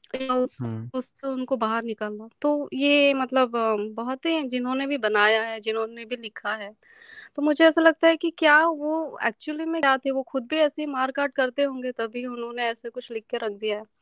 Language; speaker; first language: Hindi; non-native, local second language; Marathi